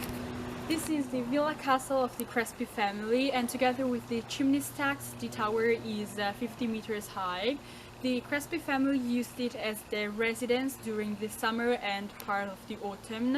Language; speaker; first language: English; non-native, learner; Italian